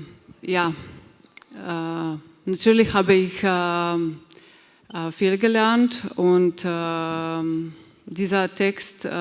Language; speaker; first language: German; non-native, fluent; Slovenian